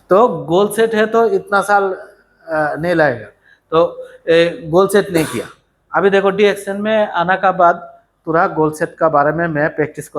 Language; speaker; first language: Hindi; non-native, learner; Bangla